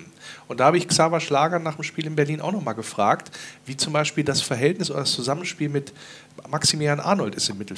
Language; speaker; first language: German; native; German